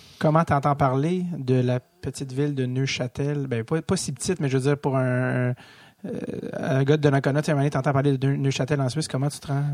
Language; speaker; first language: French; native; French